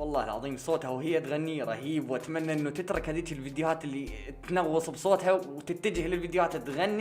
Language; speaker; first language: Arabic; native; Arabic